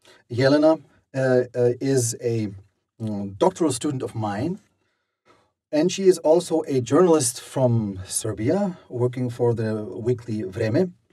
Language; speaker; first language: English; non-native, fluent; German